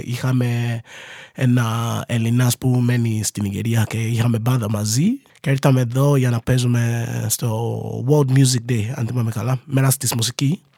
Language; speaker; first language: Greek; non-native, learner; Yoruba